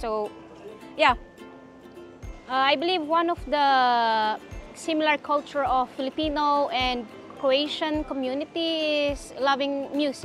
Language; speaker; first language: English; non-native, local second language; Filipino